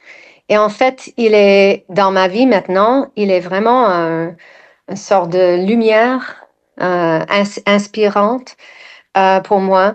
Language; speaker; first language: French; non-native, fluent; English